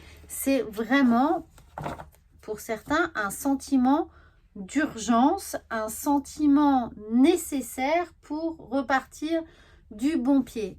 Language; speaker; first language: French; native; French